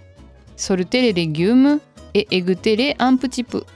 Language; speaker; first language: French; non-native, learner; Japanese